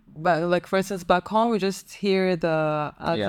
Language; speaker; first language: English; non-native, fluent; Arabic